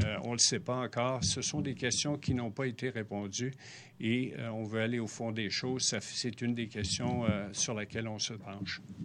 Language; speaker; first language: French; native; French